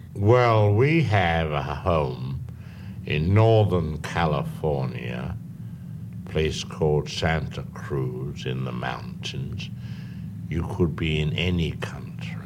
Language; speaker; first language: English; native; English